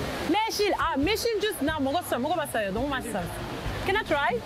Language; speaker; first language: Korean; non-native, learner; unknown